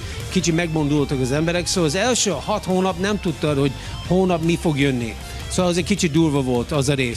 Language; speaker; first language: Hungarian; early bilingual, heritage; English